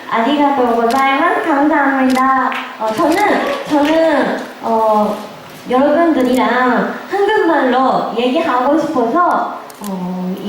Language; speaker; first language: Korean; non-native, learner; Japanese